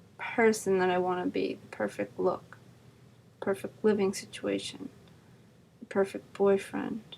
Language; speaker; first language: English; native; English